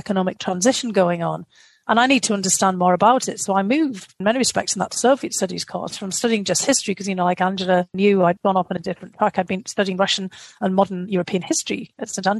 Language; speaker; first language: English; native; English